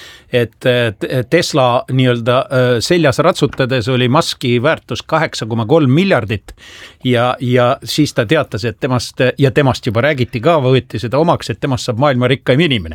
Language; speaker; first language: Estonian; native; Estonian